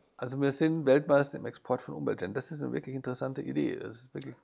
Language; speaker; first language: German; native; German